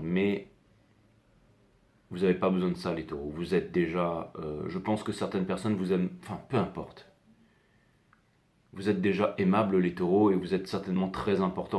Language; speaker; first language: French; native; French